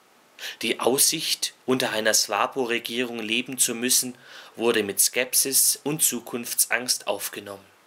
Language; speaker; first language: German; native; German